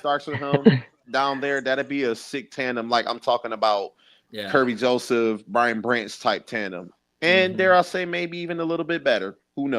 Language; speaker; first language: English; native; English